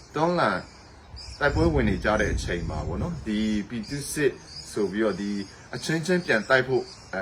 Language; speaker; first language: Burmese; non-native, local second language; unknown